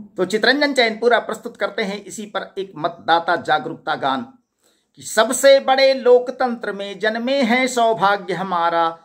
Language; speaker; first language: Hindi; native; Hindi